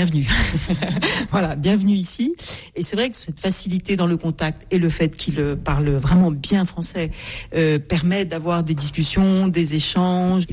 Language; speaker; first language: French; native; French